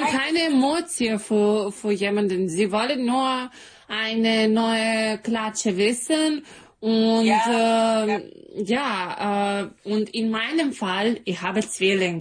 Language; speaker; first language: German; non-native, learner; Serbian